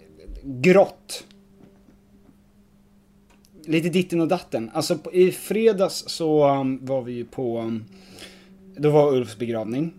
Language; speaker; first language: Swedish; native; Swedish